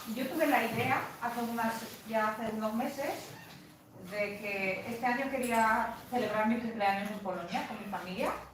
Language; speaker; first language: Spanish; non-native, fluent; Polish